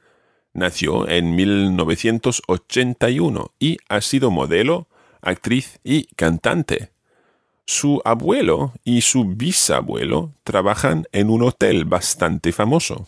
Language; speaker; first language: Spanish; non-native, fluent; English